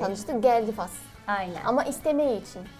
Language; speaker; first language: Turkish; non-native, learner; Arabic